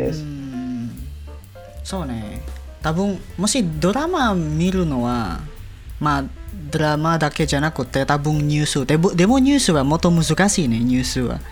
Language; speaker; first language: Japanese; non-native, learner; Indonesian